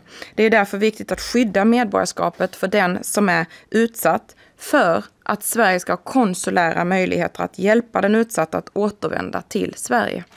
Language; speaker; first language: Swedish; native; Swedish